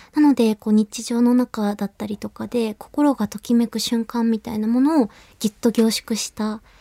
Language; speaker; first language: Japanese; native; Japanese